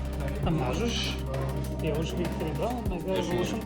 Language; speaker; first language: Slovak; native; Slovak